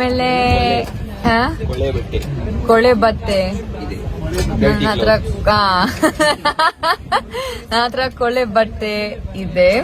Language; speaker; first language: Kannada; non-native, learner; German